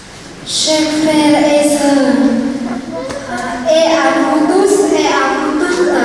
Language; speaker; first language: French; non-native, fluent; Vietnamese